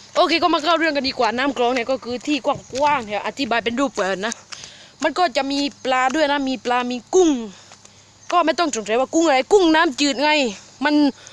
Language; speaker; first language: Thai; native; Thai